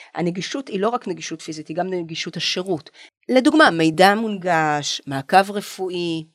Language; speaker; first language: Hebrew; native; Hebrew